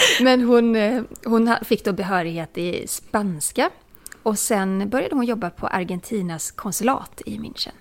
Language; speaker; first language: Swedish; native; Swedish